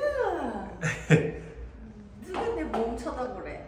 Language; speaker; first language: Korean; native; Korean